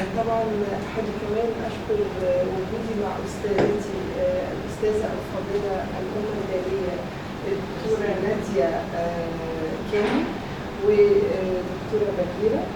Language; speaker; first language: Arabic; native; Arabic